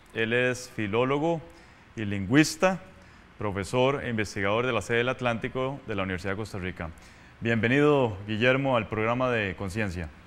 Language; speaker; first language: Spanish; native; Spanish